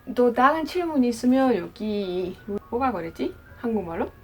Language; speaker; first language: Korean; non-native, learner; Dutch